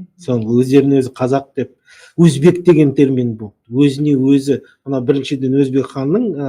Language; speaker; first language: Kazakh; native; Kazakh